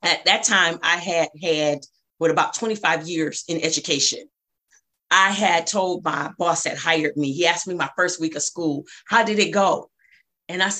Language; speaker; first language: English; native; English